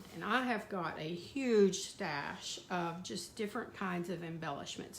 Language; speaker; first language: English; native; English